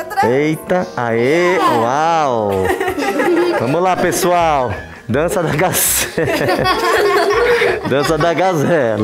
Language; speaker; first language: Portuguese; native; Portuguese